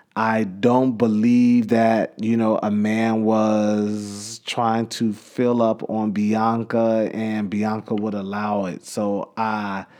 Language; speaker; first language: English; native; English